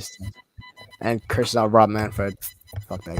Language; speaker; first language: English; native; English